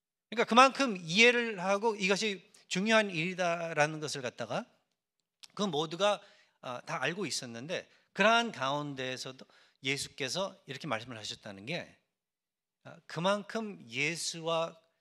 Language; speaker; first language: Korean; native; Korean